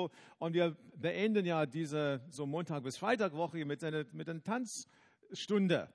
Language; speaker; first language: German; non-native, fluent; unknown